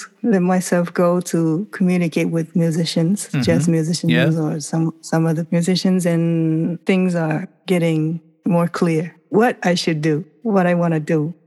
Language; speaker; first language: English; non-native, fluent; Japanese